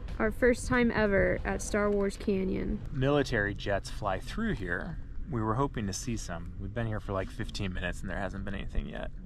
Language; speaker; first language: English; native; English